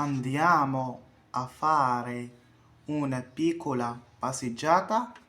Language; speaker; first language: Italian; non-native, fluent; Arabic